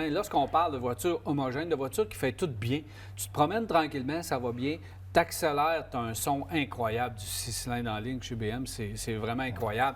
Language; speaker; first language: French; native; French